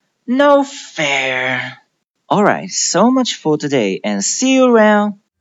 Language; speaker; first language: English; non-native, fluent; Chinese